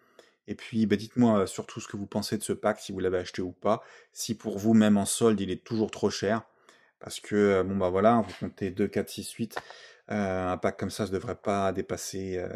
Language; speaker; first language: French; native; French